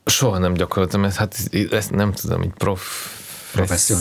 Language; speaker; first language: Hungarian; non-native, learner; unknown